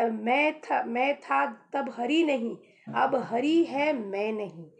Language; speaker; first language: Hindi; non-native, local second language; Marathi